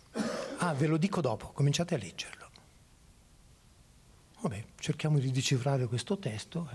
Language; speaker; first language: Italian; native; Italian